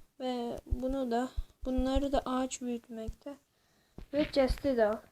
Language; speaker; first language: Turkish; native; Turkish